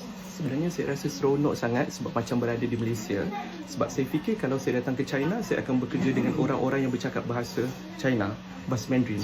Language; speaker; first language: Malay; native; Malay